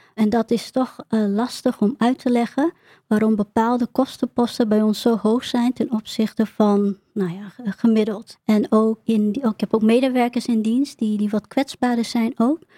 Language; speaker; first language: Dutch; early bilingual, other home language; Vietnamese